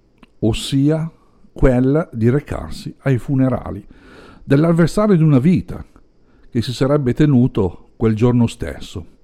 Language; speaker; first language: Italian; native; Italian